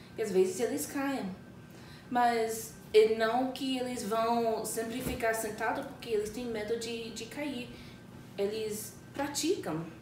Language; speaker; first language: Portuguese; non-native, fluent; English